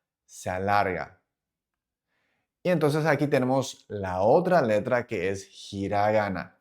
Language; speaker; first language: Spanish; non-native, fluent; Japanese